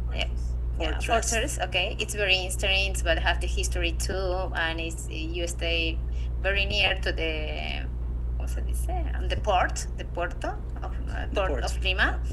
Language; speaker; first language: English; non-native, learner; Spanish